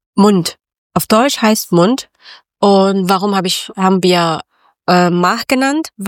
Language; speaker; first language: German; non-native, learner; Persian